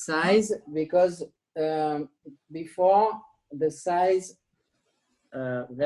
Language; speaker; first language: English; non-native, learner; French